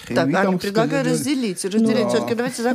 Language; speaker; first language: Russian; native; Russian